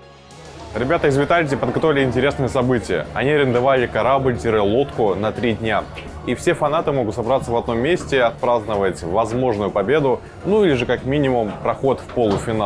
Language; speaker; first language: Russian; native; Russian